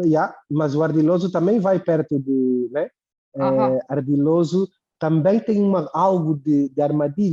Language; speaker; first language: Portuguese; native; Portuguese